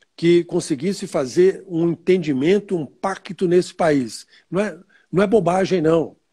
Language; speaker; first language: Portuguese; native; Portuguese